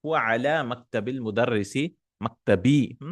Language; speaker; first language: Arabic; non-native, fluent; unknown